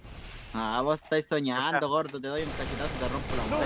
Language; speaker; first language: Spanish; native; Spanish